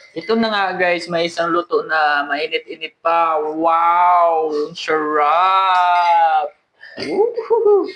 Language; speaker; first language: Filipino; non-native, local second language; Cebuano